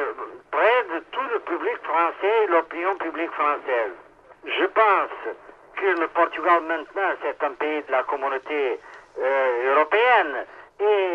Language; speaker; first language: French; non-native, fluent; Portuguese